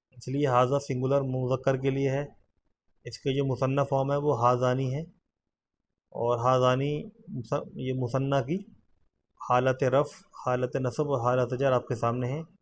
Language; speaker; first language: Urdu; native; Urdu